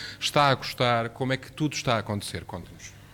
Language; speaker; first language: Portuguese; native; Portuguese